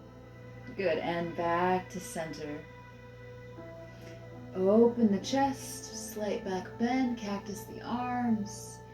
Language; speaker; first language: English; native; English